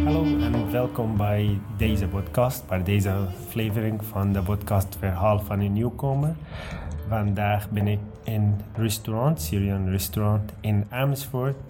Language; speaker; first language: Dutch; non-native, learner; Arabic